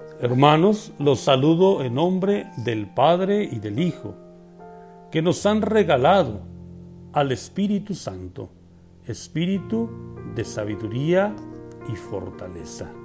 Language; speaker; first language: Spanish; native; Spanish